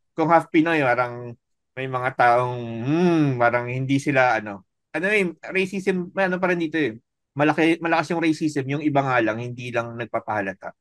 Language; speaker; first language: Filipino; native; Filipino